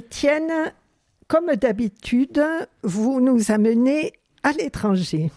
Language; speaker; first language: French; native; French